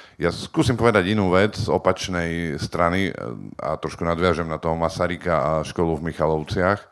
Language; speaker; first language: Slovak; native; Slovak